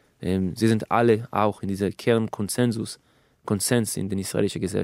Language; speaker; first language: German; non-native, fluent; Hebrew